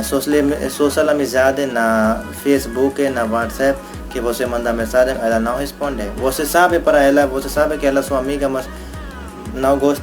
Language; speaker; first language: Portuguese; non-native, learner; Hindi